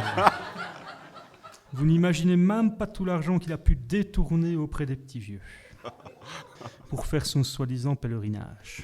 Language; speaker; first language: French; native; French